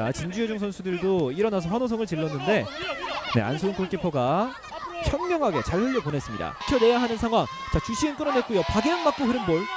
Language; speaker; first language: Korean; native; Korean